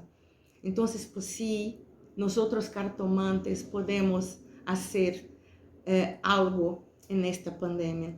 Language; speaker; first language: Spanish; non-native, fluent; Portuguese